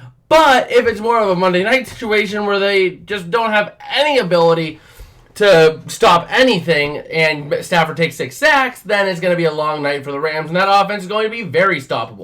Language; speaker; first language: English; native; English